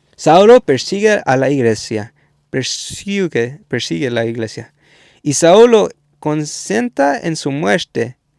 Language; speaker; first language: Spanish; early bilingual, heritage; English